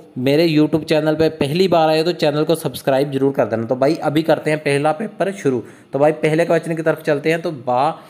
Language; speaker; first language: Hindi; native; Hindi